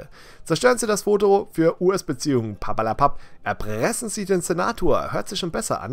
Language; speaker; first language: German; native; German